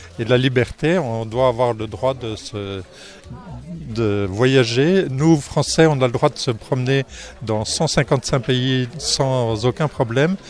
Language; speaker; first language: French; native; French